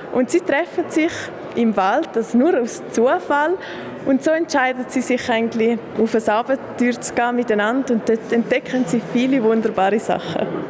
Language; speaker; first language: German; non-native, local second language; Romansh